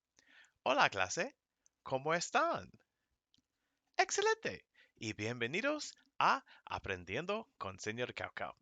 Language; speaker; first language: Spanish; non-native, fluent; English